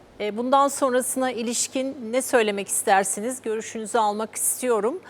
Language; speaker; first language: Turkish; native; Turkish